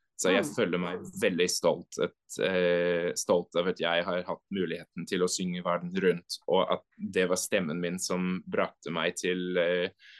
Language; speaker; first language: Norwegian; non-native, fluent; English